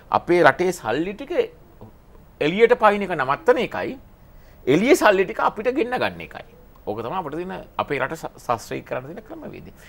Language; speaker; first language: Sinhala; native; Sinhala